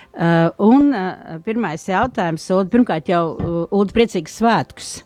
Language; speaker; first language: Latvian; native; Latvian